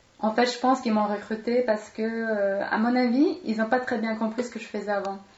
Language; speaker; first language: French; non-native, fluent; Swedish